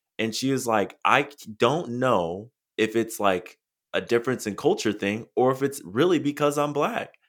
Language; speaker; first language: English; native; English